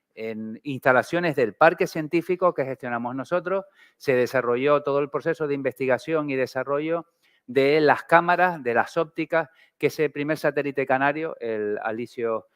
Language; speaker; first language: Spanish; native; Spanish